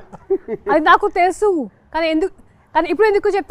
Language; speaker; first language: Telugu; non-native, local second language; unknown